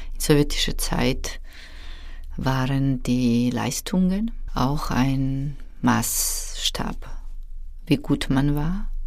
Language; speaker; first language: German; non-native, fluent; Georgian